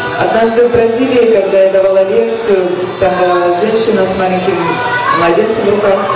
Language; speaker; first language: Russian; native; Russian